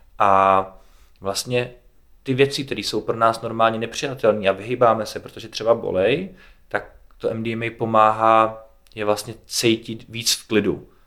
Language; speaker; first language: Czech; native; Czech